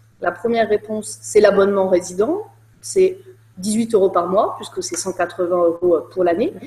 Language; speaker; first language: French; native; French